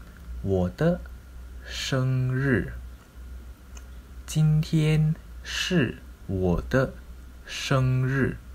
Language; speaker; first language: Chinese; non-native, local second language; Malay